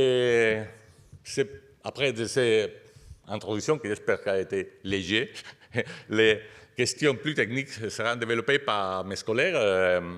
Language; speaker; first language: French; non-native, fluent; Spanish